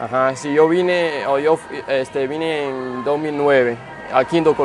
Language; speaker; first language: Spanish; early bilingual, heritage; Spanish